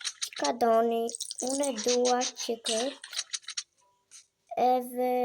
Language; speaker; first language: Albanian; early bilingual, heritage; Albanian